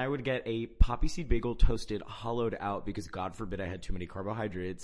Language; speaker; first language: English; early bilingual, other home language; Spanish